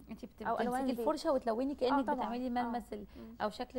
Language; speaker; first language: Arabic; native; Arabic